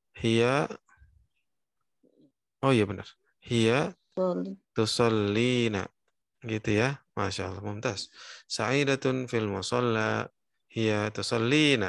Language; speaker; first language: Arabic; non-native, fluent; Indonesian